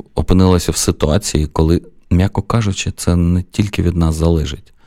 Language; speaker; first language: Ukrainian; non-native, local second language; Russian